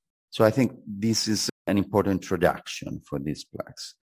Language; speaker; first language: English; non-native, fluent; Italian